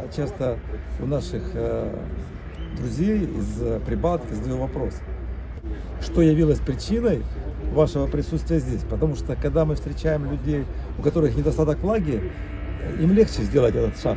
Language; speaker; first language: Russian; native; Russian